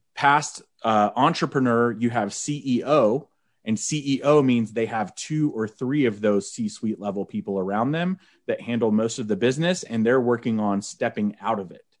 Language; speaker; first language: English; native; English